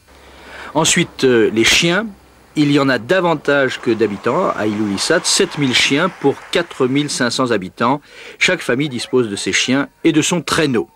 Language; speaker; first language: French; native; French